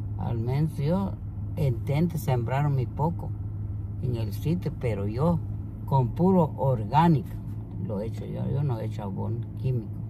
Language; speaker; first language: Spanish; non-native, local second language; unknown